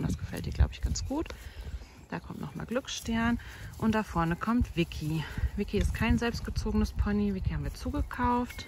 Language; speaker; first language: German; native; German